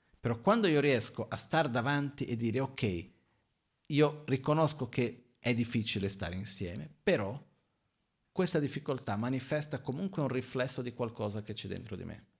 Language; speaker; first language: Italian; non-native, fluent; Portuguese